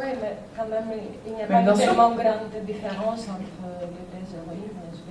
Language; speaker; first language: French; non-native, fluent; Greek